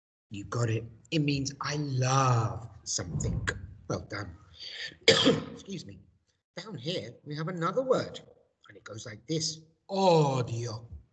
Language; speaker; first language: English; native; English